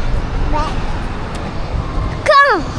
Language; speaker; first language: French; early bilingual, other home language; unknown